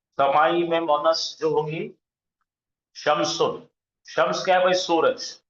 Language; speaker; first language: Urdu; native; Urdu